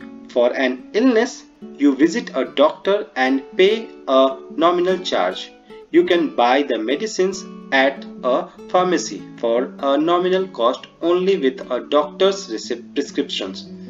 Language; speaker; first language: English; non-native, local second language; Hindi